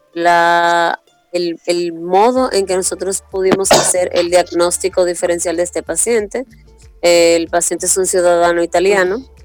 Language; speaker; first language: Spanish; native; Spanish